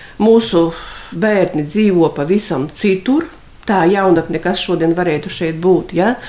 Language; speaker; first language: Latvian; native; Latvian